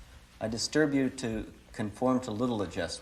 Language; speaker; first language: English; native; English